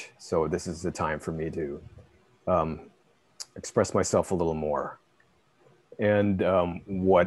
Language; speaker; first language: English; native; English